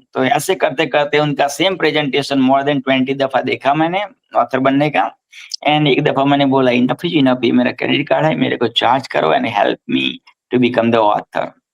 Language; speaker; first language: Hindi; non-native, local second language; Gujarati